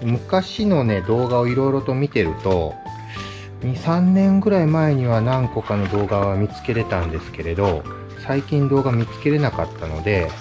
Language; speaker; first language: Japanese; native; Japanese